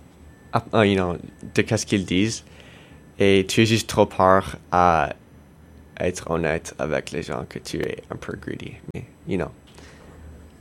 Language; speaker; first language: French; non-native, local second language; English